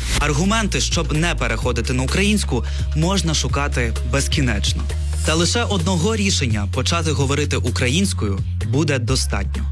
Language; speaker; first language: Ukrainian; non-native, local second language; Russian